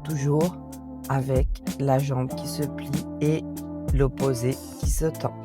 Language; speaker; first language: French; native; French